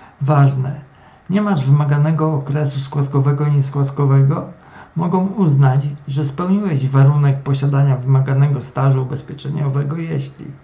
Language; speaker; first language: Polish; native; Polish